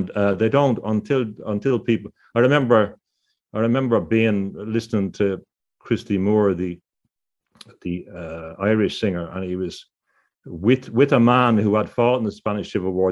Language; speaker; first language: English; native; English